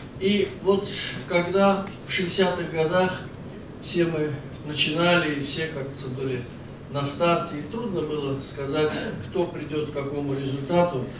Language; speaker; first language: Russian; non-native, local second language; Azerbaijani